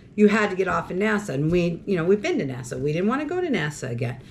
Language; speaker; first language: English; native; English